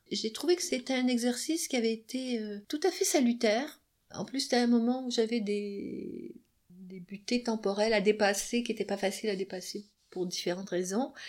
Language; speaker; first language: French; native; French